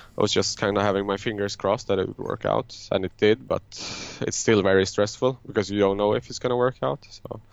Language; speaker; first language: English; non-native, fluent; Swedish